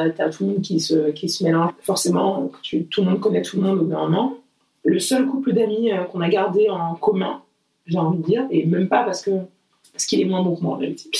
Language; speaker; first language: French; early bilingual, other home language; Portuguese